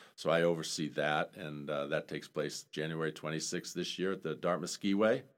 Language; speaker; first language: English; native; English